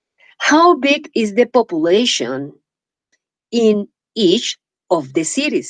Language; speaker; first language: English; non-native, fluent; Spanish